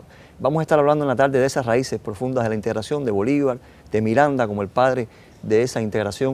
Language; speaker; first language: Spanish; native; Spanish